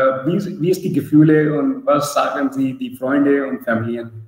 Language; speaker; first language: German; non-native, learner; Urdu